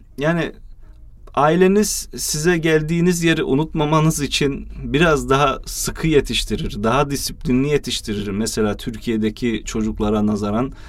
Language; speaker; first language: Turkish; early bilingual, heritage; Turkish